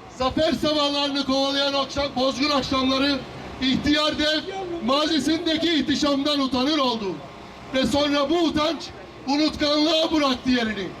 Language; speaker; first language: Turkish; native; Turkish